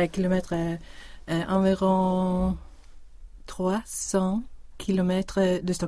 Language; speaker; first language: French; non-native, learner; Swedish